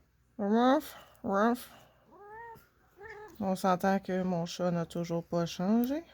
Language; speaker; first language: French; native; French